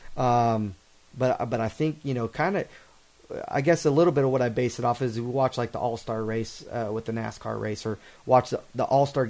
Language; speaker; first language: English; native; English